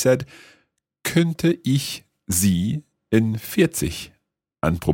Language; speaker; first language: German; non-native, learner; English